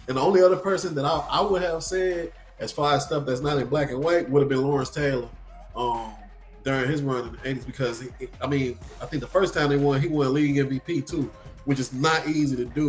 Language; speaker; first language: English; native; English